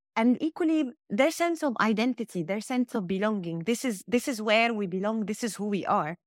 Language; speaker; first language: English; non-native, fluent; Arabic